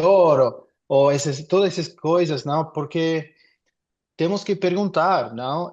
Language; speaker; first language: Portuguese; non-native, fluent; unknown